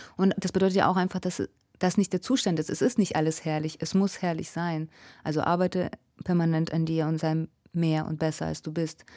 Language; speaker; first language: German; early bilingual, other home language; Russian